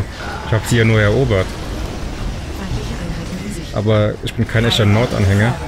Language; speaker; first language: German; native; German